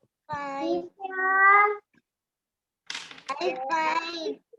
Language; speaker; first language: English; non-native, learner; Urdu